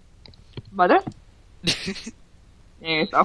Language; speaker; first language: German; native; German